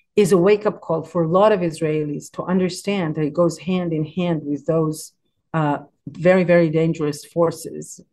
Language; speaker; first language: English; non-native, fluent; Hebrew